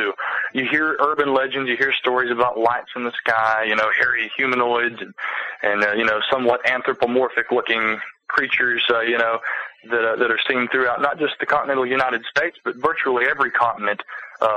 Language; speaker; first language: English; native; English